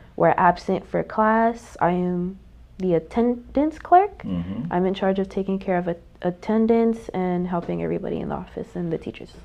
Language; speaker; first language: English; native; English